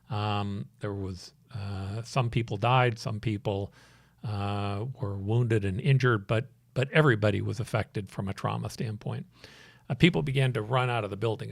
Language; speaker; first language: English; native; English